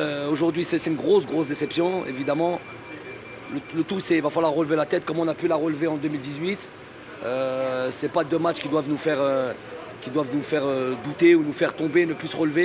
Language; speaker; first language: French; native; French